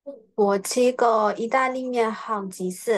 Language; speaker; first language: Chinese; non-native, learner; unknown